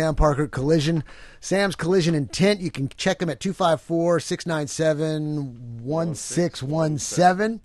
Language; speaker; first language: English; native; English